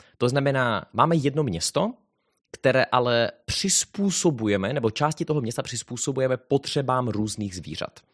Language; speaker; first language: Czech; native; Czech